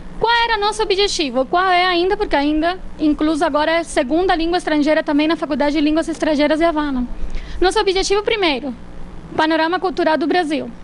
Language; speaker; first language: Portuguese; non-native, fluent; Spanish